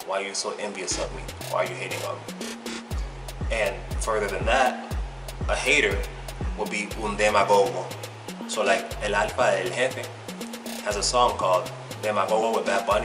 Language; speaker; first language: English; native; English